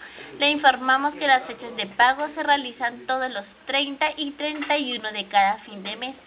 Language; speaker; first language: Spanish; native; Spanish